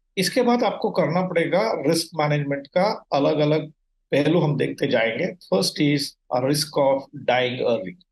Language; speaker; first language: Hindi; non-native, local second language; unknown